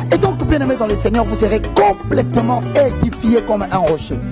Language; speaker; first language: French; non-native, local second language; Lingala